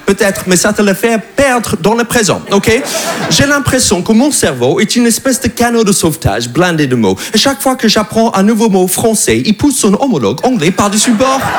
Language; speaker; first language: French; non-native, fluent; English